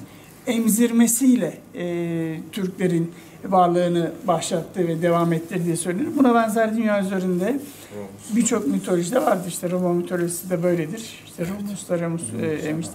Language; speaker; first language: Turkish; native; Turkish